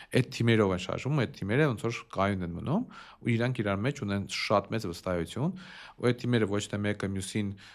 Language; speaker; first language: Armenian; early bilingual, heritage; Armenian